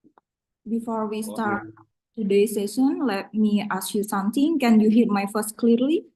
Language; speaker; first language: English; non-native, local second language; Indonesian